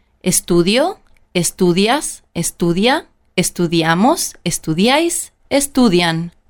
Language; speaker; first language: Spanish; non-native, fluent; German